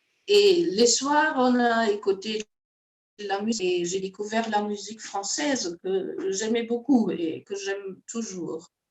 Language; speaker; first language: French; non-native, fluent; German